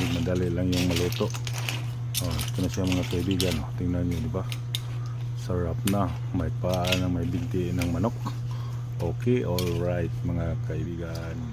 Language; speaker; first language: Filipino; non-native, local second language; Cebuano